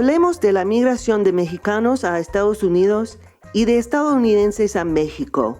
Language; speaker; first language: Spanish; non-native, fluent; English